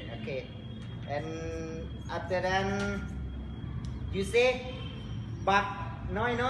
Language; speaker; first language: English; non-native, local second language; Lao